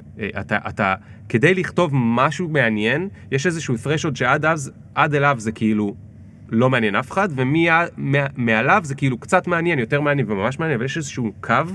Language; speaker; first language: Hebrew; native; Hebrew